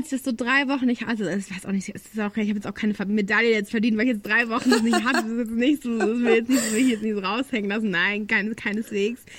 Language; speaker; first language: German; native; German